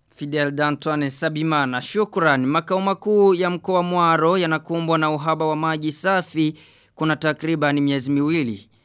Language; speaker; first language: Swahili; non-native, local second language; Rundi